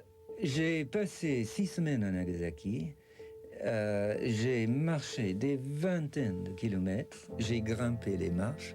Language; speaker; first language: French; non-native, fluent; English